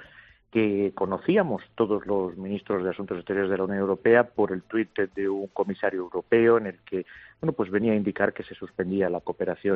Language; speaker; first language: Spanish; native; Spanish